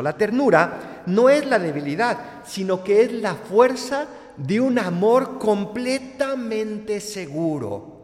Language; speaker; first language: Spanish; native; Spanish